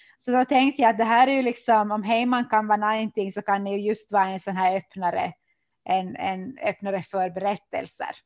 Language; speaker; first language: Swedish; native; Swedish